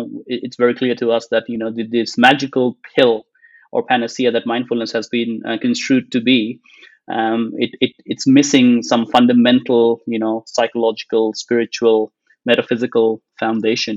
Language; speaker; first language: English; non-native, local second language; Bangla